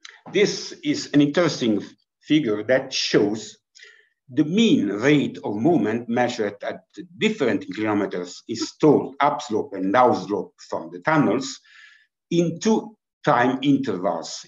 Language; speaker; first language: English; non-native, fluent; Italian